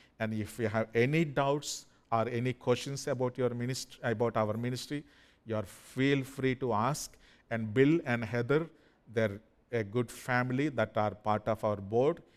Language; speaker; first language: English; non-native, fluent; Telugu